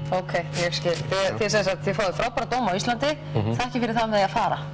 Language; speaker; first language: Icelandic; native; Icelandic